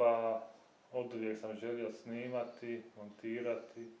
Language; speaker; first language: Bosnian; native; Bosnian